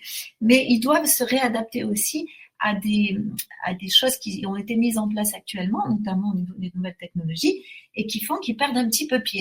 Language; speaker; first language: French; native; French